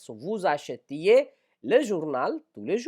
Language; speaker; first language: French; non-native, fluent; Hindi